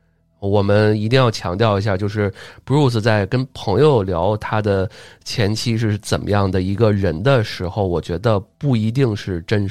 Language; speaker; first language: Chinese; native; Chinese